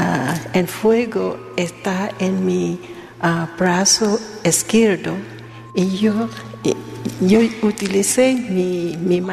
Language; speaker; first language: Spanish; non-native, learner; Vietnamese